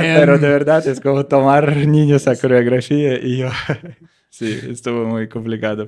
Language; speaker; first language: Spanish; non-native, learner; Russian